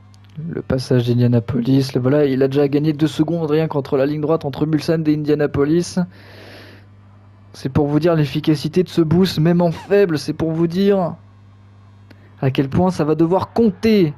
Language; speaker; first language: French; native; French